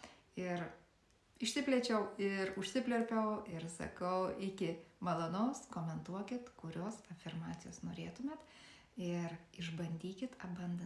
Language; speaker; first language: Lithuanian; native; Lithuanian